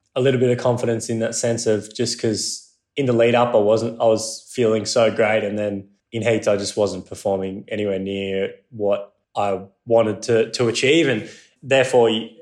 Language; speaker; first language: English; non-native, local second language; Japanese